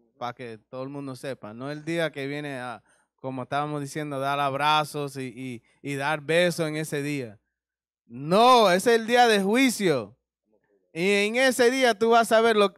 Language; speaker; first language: Spanish; early bilingual, heritage; Spanish